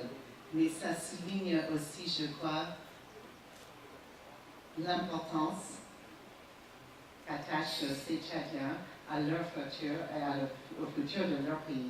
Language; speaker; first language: French; non-native, fluent; English